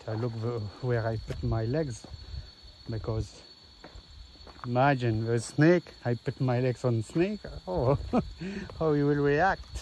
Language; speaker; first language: English; non-native, learner; French